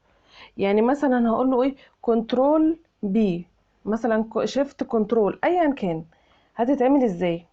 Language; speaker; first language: Arabic; native; Arabic